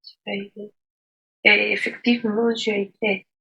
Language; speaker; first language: French; non-native, learner; Spanish